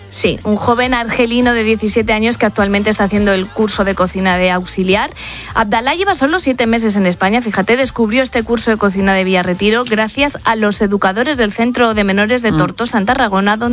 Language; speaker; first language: Spanish; native; Spanish